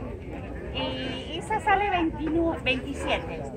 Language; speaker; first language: Spanish; native; Spanish